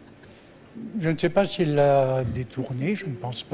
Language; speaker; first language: French; native; French